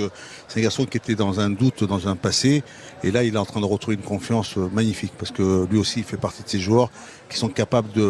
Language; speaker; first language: French; native; French